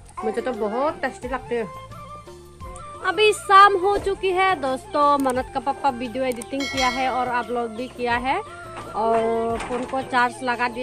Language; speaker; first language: Hindi; non-native, local second language; Chakma